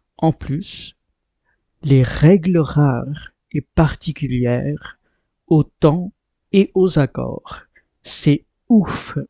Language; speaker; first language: French; non-native, fluent; Marathi